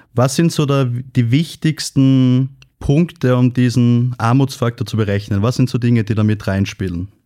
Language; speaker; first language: German; native; German